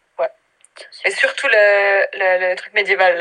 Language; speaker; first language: French; native; French